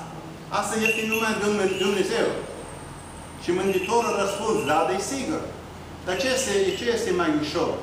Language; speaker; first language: Romanian; early bilingual, heritage; Romanian